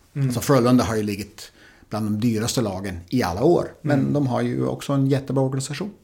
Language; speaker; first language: Swedish; non-native, fluent; English